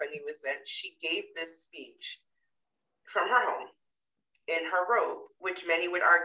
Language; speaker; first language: English; native; English